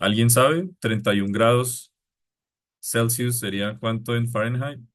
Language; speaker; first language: Spanish; non-native, fluent; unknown